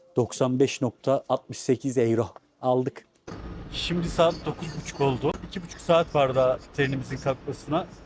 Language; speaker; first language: Turkish; early bilingual, heritage; Turkish